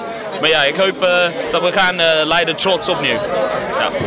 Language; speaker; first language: Dutch; non-native, learner; English